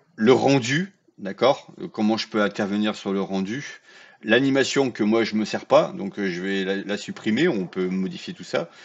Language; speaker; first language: French; native; French